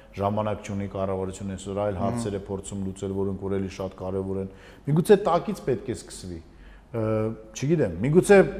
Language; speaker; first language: Armenian; native; Armenian